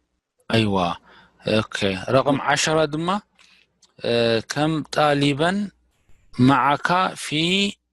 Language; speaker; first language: Arabic; non-native, learner; Tigrinya